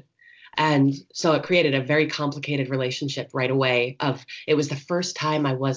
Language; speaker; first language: English; native; English